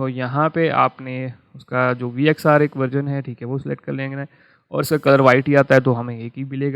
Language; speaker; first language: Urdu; non-native, local second language; Punjabi